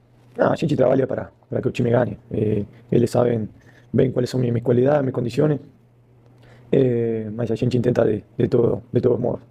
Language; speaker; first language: Portuguese; non-native, fluent; Spanish